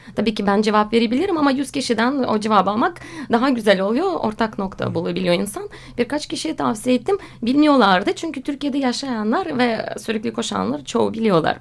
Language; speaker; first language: Turkish; non-native, fluent; Russian